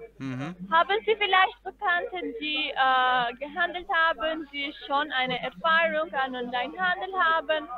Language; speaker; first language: German; non-native, fluent; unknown